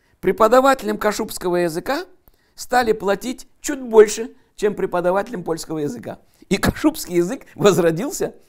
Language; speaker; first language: Russian; non-native, local second language; Crimean Tatar